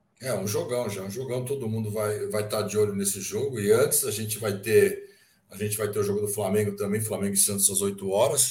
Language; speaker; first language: Portuguese; native; Portuguese